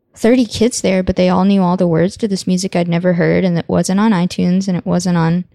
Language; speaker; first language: English; native; English